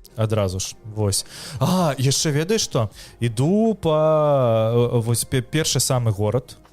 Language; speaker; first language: Belarusian; non-native, local second language; Russian